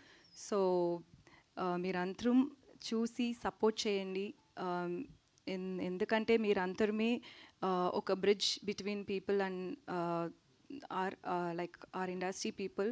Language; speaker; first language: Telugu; non-native, learner; Tamil